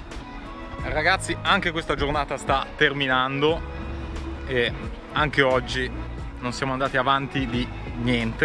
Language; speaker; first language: Italian; native; Italian